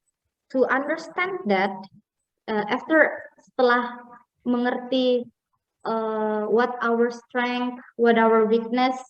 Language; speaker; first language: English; non-native, fluent; Indonesian